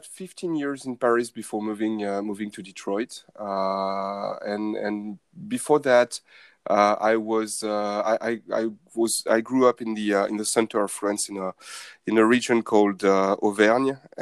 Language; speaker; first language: English; non-native, fluent; French